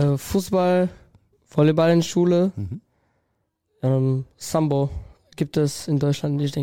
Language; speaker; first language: German; non-native, learner; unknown